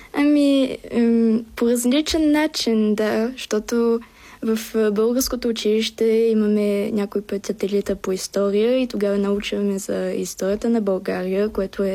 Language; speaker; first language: Bulgarian; early bilingual, heritage; Bulgarian